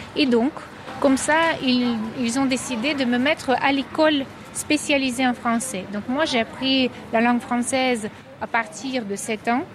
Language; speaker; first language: French; non-native, fluent; Russian